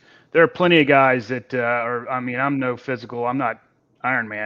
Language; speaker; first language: English; native; English